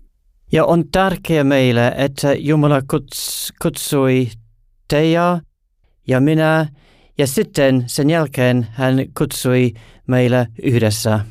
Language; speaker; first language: Finnish; non-native, learner; English